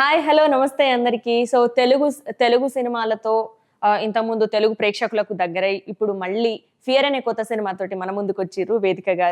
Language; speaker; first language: Telugu; native; Telugu